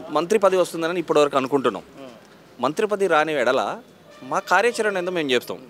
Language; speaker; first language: Telugu; non-native, local second language; Lambadi